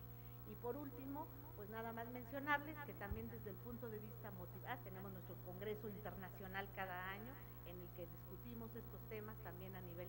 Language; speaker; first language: Spanish; native; Spanish